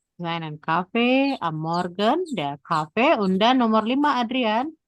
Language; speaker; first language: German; non-native, learner; Indonesian